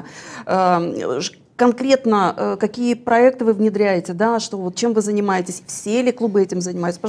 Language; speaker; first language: Russian; native; Russian